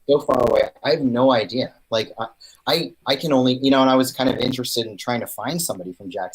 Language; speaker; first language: English; native; English